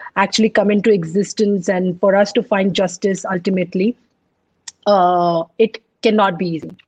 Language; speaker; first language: English; non-native, local second language; Punjabi